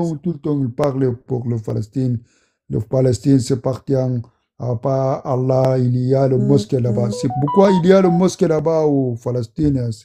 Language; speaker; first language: French; non-native, learner; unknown